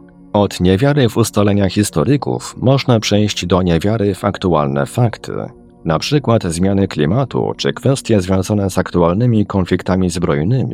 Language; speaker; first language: Polish; native; Polish